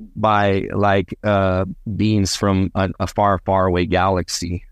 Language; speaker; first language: English; native; English